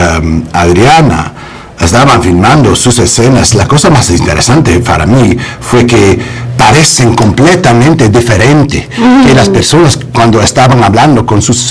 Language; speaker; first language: Spanish; early bilingual, heritage; English